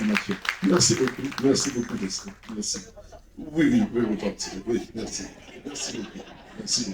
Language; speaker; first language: French; non-native, local second language; Haitian Creole